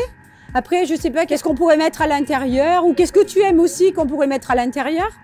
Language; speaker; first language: French; native; French